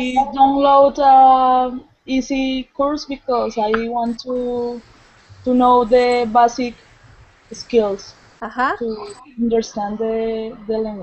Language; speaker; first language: English; non-native, learner; Spanish